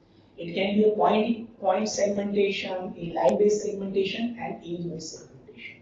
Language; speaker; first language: English; non-native, local second language; Gujarati